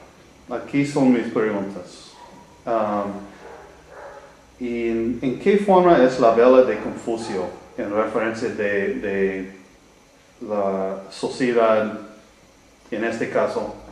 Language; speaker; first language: Spanish; non-native, learner; English